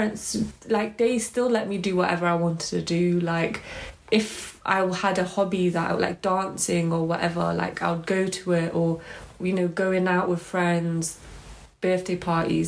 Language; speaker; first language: English; native; English